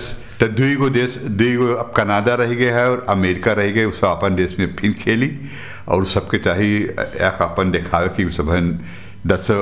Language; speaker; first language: Dutch; non-native, local second language; Caribbean Hindustani